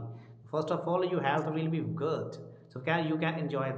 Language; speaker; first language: English; non-native, local second language; Hindi